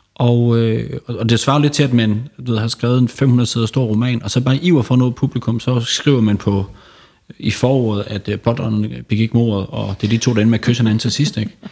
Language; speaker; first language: Danish; native; Danish